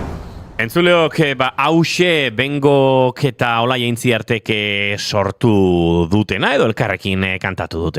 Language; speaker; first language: Basque; native; Basque